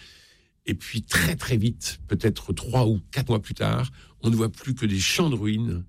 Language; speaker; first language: French; native; French